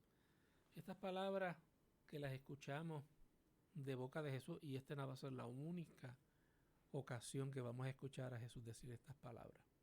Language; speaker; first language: Spanish; native; Spanish